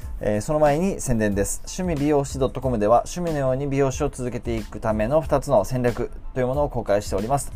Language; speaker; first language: Japanese; native; Japanese